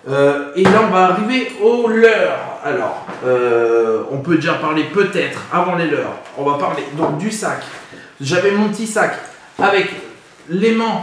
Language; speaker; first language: French; native; French